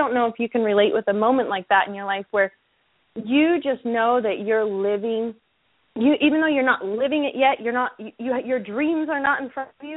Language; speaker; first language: English; native; English